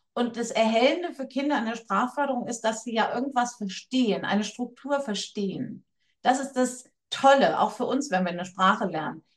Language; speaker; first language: German; native; German